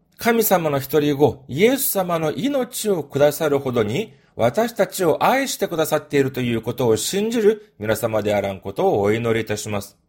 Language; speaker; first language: Japanese; non-native, fluent; Korean